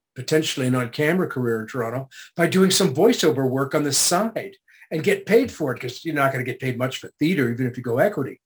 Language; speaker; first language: English; native; English